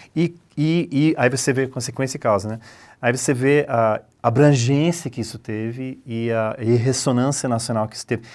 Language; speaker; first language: Portuguese; early bilingual, other home language; English